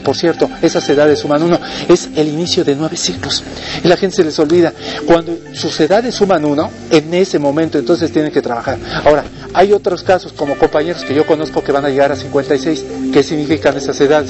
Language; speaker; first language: Spanish; native; Spanish